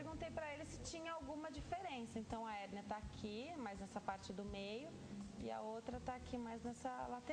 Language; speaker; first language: Portuguese; native; Portuguese